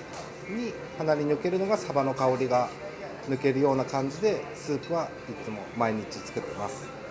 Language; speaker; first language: Japanese; native; Japanese